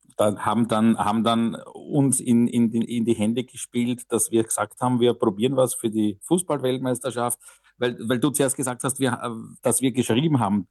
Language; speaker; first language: German; native; German